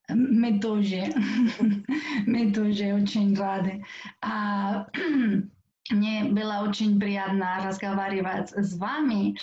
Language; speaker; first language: Russian; non-native, fluent; Catalan